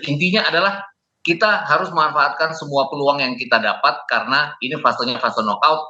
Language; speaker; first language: Indonesian; native; Indonesian